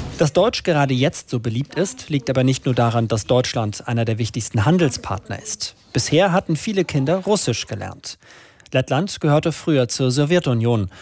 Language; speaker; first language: German; native; German